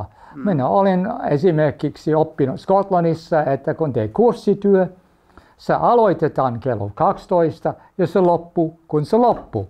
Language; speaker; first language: Finnish; non-native, fluent; English